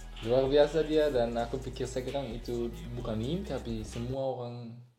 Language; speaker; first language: Indonesian; non-native, learner; German